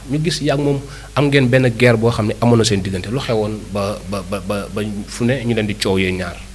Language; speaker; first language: Wolof; native; Wolof